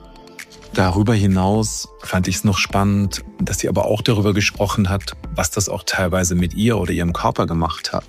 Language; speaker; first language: German; native; German